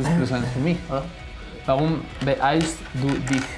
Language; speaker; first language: German; non-native, learner; Spanish